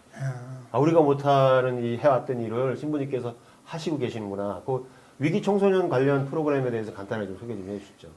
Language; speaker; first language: Korean; native; Korean